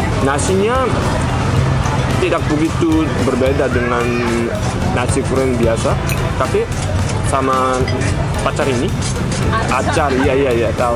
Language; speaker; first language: Indonesian; non-native, learner; Korean